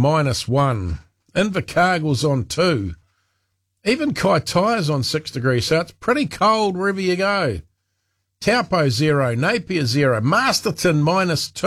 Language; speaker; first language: English; native; English